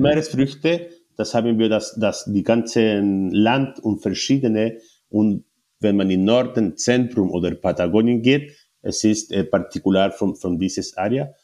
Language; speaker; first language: German; non-native, learner; Spanish